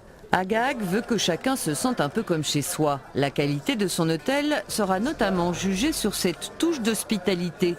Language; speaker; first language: French; native; French